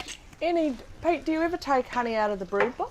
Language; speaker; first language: English; native; English